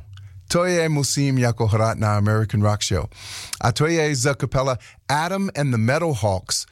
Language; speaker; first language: Czech; non-native, learner; English